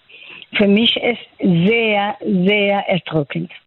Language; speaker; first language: German; non-native, fluent; Persian